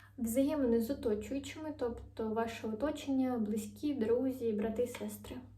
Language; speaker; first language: Ukrainian; non-native, local second language; Russian